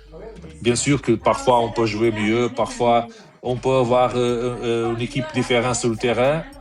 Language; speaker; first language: French; non-native, fluent; Portuguese